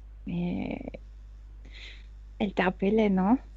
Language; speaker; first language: French; non-native, fluent; Spanish